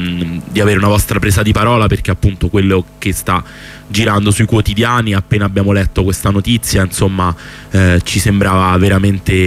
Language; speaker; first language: Italian; native; Italian